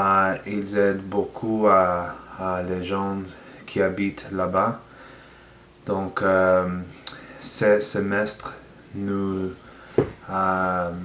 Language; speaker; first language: French; non-native, learner; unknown